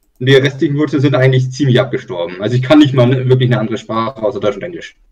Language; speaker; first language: German; native; German